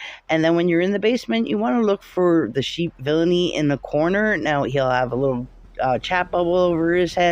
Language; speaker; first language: English; native; English